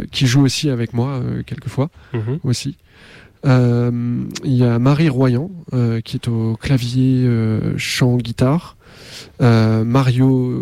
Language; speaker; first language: French; native; French